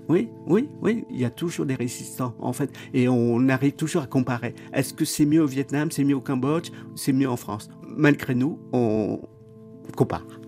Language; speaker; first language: French; early bilingual, other home language; Khmer